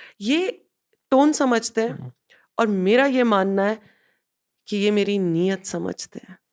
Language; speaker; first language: Hindi; non-native, local second language; Punjabi